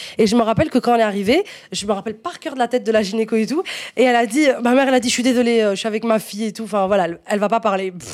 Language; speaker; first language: French; non-native, fluent; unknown